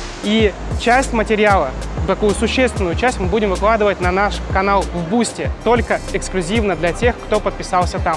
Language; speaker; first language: Russian; native; Russian